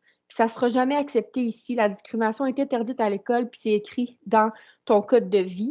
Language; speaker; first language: French; native; French